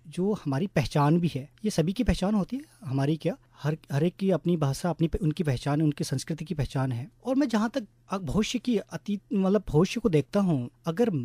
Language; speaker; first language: Hindi; non-native, local second language; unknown